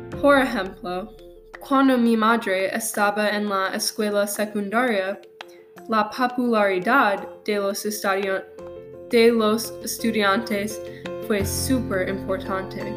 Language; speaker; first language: Spanish; non-native, learner; English